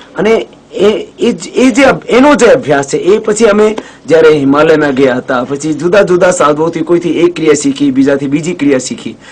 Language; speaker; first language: Gujarati; non-native, fluent; Hindi